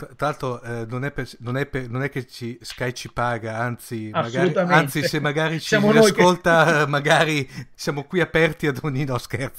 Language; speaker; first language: Italian; native; Italian